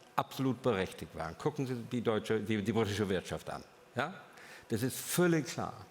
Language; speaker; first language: German; non-native, fluent; English